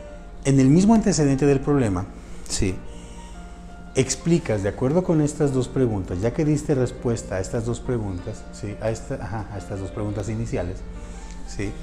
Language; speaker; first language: Spanish; native; Spanish